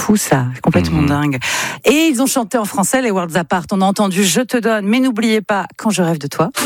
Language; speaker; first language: French; native; French